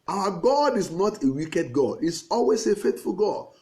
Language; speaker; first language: English; non-native, local second language; Yoruba